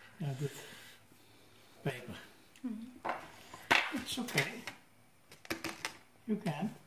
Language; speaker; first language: English; non-native, fluent; Dutch